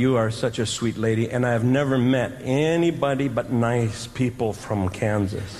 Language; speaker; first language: English; native; English